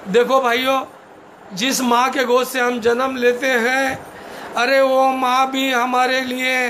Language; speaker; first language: Hindi; non-native, local second language; Marathi